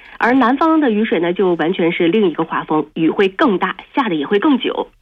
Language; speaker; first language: Chinese; native; Chinese